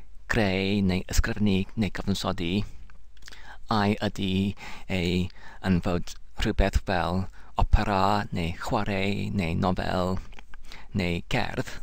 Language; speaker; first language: Welsh; non-native, learner; English